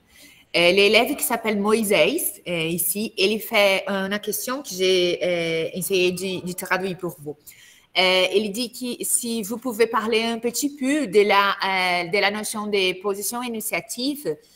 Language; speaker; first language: French; non-native, learner; Portuguese